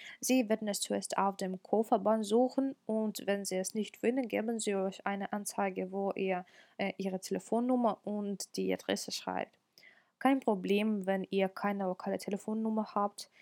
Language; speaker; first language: German; non-native, fluent; Russian